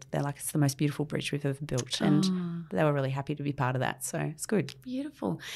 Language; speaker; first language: English; native; English